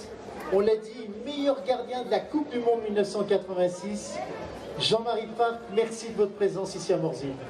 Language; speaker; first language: French; native; French